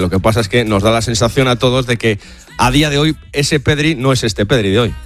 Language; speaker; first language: Spanish; native; Spanish